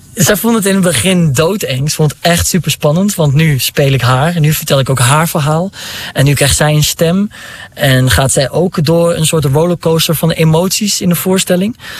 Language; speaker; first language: Dutch; early bilingual, other home language; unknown